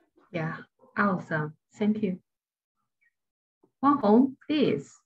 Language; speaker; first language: English; non-native, learner; Chinese